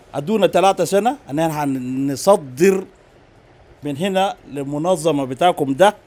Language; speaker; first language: Arabic; native; Arabic